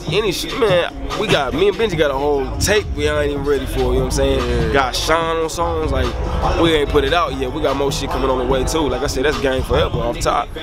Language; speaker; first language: English; native; English